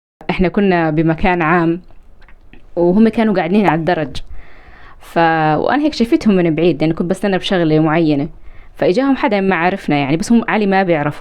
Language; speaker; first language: Arabic; native; Arabic